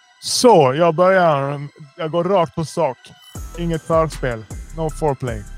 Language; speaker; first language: Swedish; early bilingual, other home language; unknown